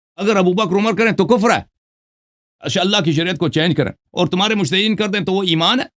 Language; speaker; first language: Urdu; non-native, fluent; Persian